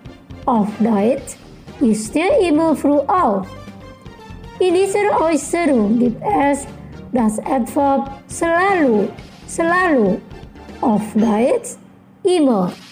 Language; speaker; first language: German; non-native, learner; Indonesian